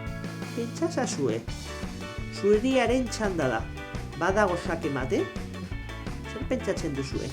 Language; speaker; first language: Basque; non-native, local second language; Spanish